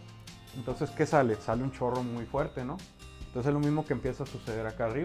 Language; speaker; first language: Spanish; native; Spanish